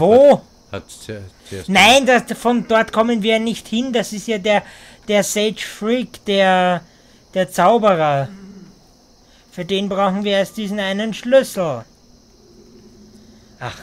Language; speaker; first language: German; native; German